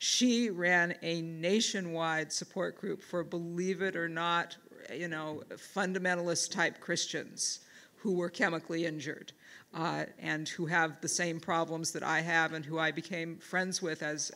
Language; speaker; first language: English; native; English